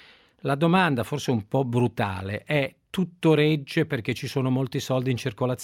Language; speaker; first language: Italian; native; Italian